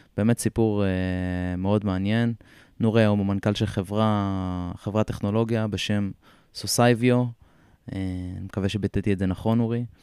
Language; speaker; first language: Hebrew; native; Hebrew